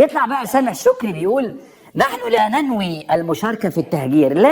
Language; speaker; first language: Arabic; native; Arabic